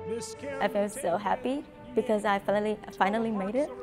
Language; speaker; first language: English; non-native, fluent; Vietnamese